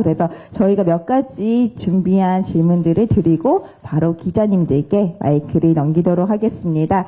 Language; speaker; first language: Korean; native; Korean